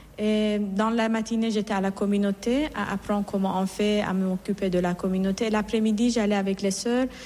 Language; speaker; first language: French; non-native, fluent; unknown